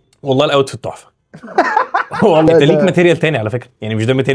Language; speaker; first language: Arabic; native; Arabic